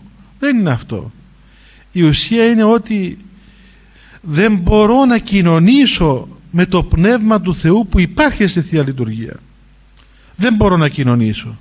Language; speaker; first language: Greek; native; Greek